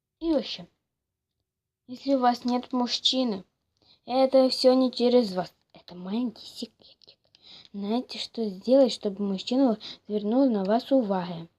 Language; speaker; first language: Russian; non-native, local second language; Ukrainian